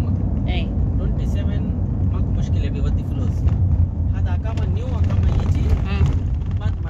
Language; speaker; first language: Arabic; non-native, learner; Hindi